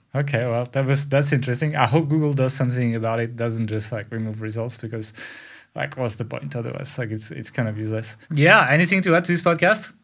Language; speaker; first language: English; non-native, fluent; French